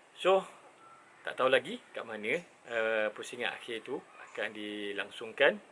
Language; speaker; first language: Malay; native; Malay